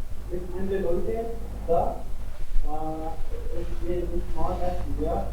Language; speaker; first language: German; non-native, learner; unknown